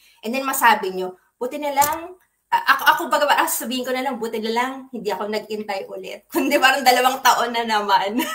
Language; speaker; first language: Filipino; native; Filipino